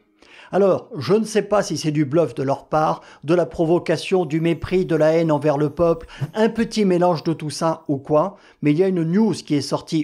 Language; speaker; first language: French; native; French